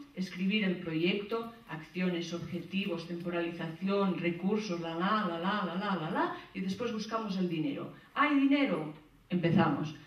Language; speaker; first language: Spanish; non-native, local second language; Catalan